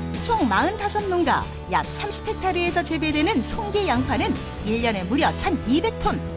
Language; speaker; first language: Korean; native; Korean